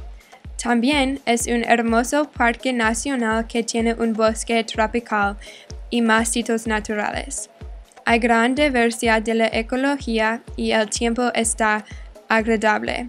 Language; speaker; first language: Spanish; non-native, learner; English